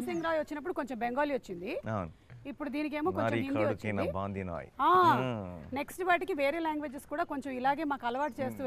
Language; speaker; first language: Telugu; native; Telugu